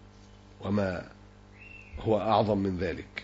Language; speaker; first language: Arabic; native; Arabic